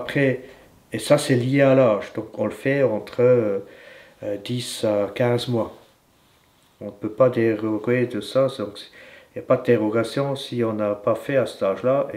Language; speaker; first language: French; native; French